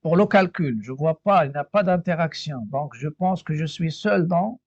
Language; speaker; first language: French; non-native, local second language; Arabic